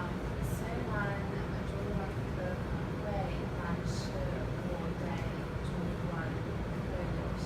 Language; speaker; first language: Chinese; non-native, learner; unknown